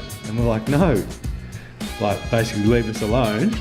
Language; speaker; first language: English; native; English